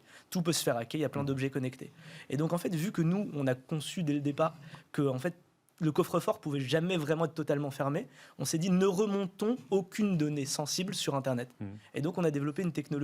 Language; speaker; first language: French; native; French